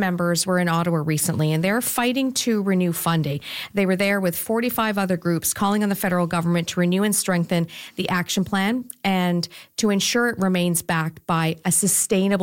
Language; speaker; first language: English; native; English